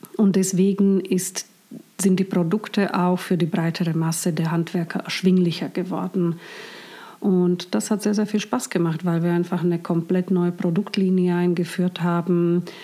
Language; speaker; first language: German; non-native, fluent; Slovak